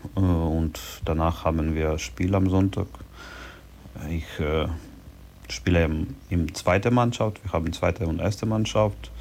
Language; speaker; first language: German; non-native, learner; Ukrainian